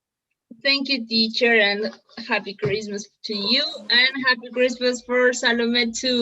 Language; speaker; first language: English; non-native, learner; Spanish